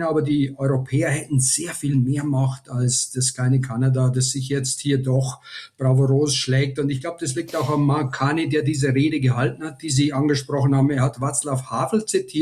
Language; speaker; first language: German; native; German